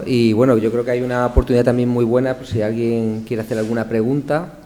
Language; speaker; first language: Spanish; native; Spanish